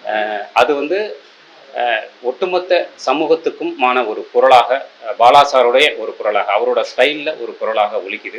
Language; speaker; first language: Tamil; native; Tamil